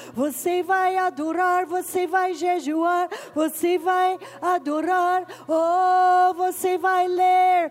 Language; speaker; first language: Portuguese; non-native, learner; English